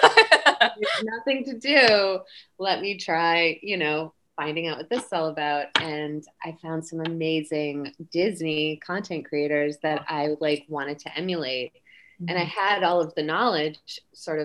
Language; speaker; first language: English; native; English